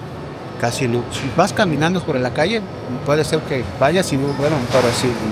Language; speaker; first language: Spanish; native; Spanish